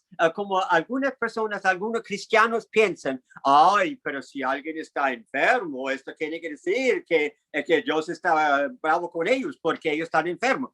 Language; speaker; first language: Spanish; non-native, fluent; English